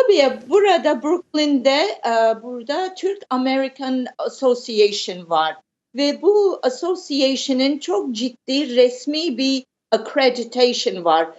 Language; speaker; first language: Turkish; early bilingual, heritage; Turkish